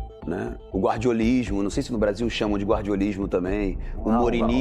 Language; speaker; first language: Portuguese; native; Portuguese